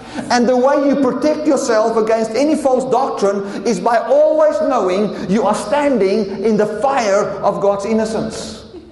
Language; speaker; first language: English; non-native, local second language; Afrikaans